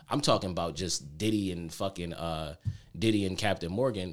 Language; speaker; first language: English; native; English